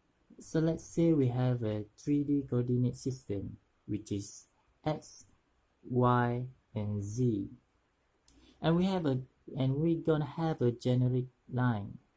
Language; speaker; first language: English; non-native, local second language; Malay